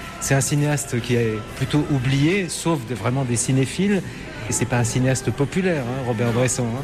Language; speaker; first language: French; native; French